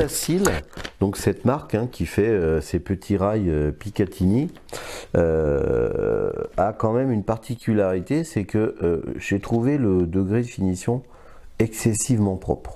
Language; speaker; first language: French; native; French